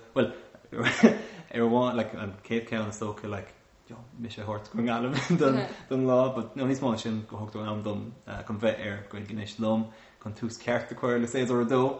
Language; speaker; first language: Irish; non-native, local second language; English